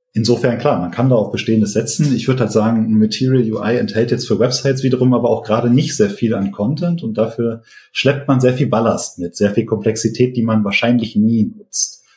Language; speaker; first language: German; native; German